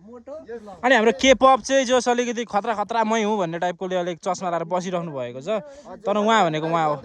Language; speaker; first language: Nepali; native; Nepali